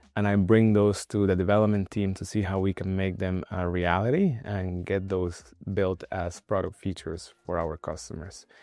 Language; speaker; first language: English; non-native, fluent; Spanish